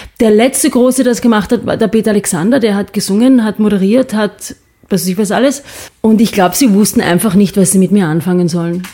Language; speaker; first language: German; early bilingual, other home language; English